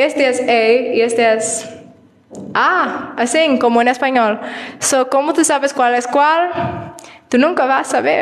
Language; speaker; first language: Spanish; non-native, learner; English